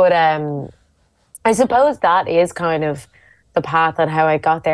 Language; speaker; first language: English; native; English